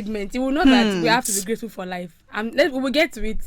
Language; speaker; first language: English; non-native, local second language; Yoruba